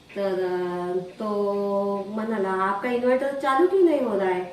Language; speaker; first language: Hindi; non-native, local second language; Marathi